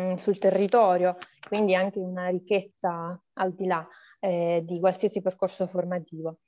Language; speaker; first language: Italian; non-native, fluent; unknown